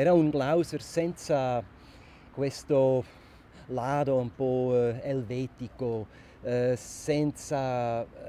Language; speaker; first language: Italian; non-native, local second language; German